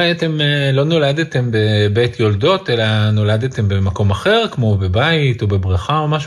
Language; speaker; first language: Hebrew; native; Hebrew